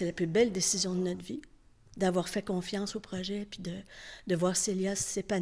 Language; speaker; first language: French; native; French